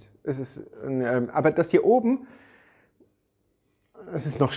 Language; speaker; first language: German; native; German